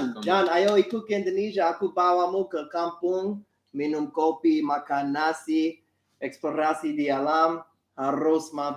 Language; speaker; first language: Indonesian; non-native, learner; English